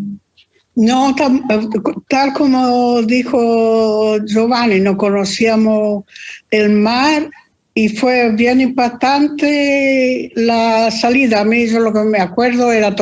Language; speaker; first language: Spanish; early bilingual, other home language; Italian